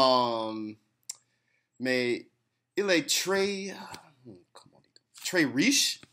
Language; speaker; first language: French; non-native, learner; English